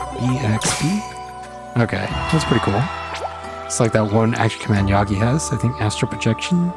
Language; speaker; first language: English; native; English